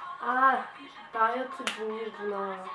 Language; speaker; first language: Korean; non-native, fluent; Ukrainian